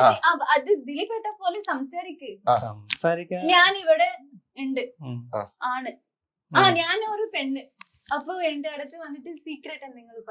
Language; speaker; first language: Malayalam; non-native, learner; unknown